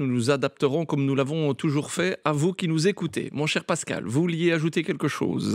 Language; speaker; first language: French; native; French